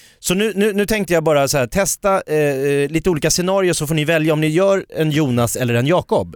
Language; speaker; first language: Swedish; native; Swedish